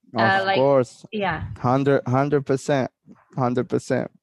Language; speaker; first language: English; non-native, fluent; Arabic